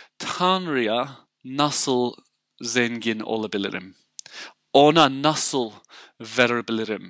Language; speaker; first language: Turkish; non-native, fluent; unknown